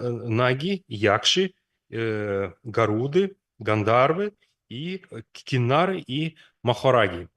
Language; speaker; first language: Russian; native; Russian